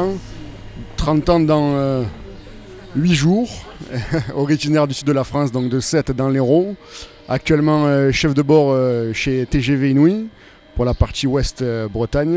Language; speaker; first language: French; native; French